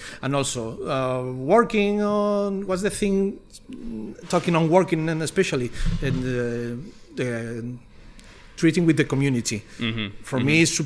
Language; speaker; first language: English; non-native, fluent; Spanish